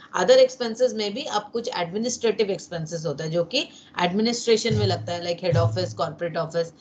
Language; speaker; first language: Hindi; non-native, local second language; Bangla